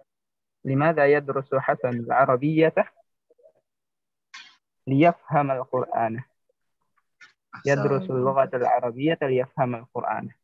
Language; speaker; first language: Arabic; non-native, learner; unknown